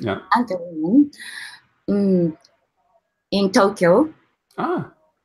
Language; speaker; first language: English; non-native, learner; Japanese